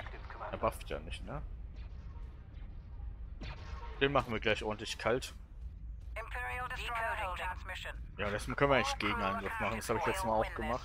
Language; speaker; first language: German; native; German